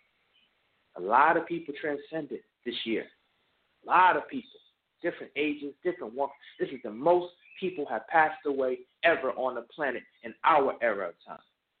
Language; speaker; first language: English; native; English